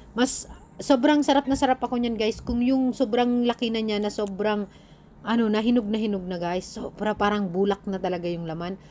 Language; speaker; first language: Filipino; non-native, local second language; Bikol